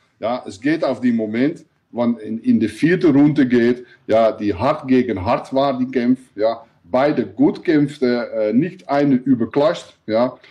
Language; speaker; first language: German; non-native, learner; Dutch